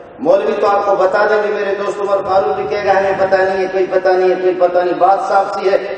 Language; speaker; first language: Urdu; non-native, local second language; Brahui